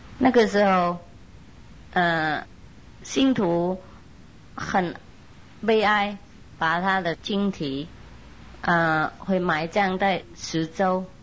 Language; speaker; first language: Chinese; non-native, fluent; Vietnamese